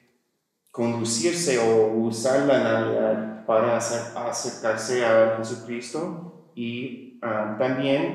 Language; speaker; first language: Spanish; non-native, fluent; English